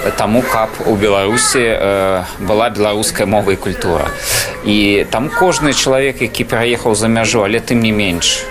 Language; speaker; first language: Belarusian; native; Belarusian